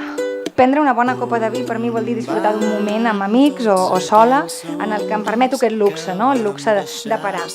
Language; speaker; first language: Catalan; native; Catalan